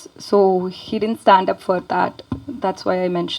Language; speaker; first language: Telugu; non-native, local second language; Tamil